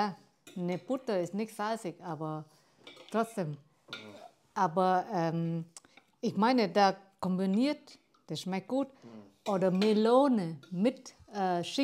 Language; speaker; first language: German; non-native, learner; Vietnamese